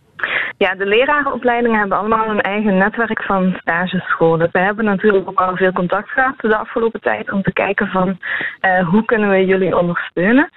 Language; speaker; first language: Dutch; native; Dutch